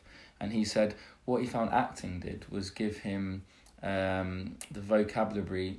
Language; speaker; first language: English; native; English